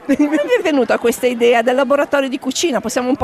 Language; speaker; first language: Italian; native; Italian